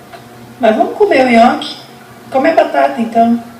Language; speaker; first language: Portuguese; native; Portuguese